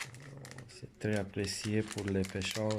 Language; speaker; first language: French; non-native, fluent; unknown